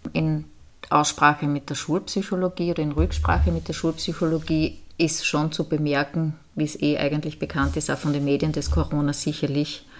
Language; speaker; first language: German; native; German